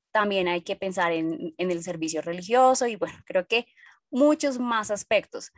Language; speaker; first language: Spanish; native; Spanish